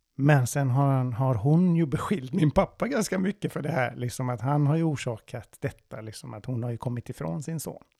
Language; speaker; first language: Swedish; non-native, fluent; Persian